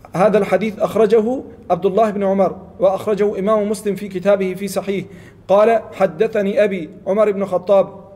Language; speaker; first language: Arabic; non-native, fluent; Malay